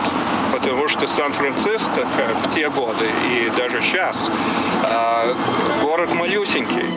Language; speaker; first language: Russian; early bilingual, heritage; Russian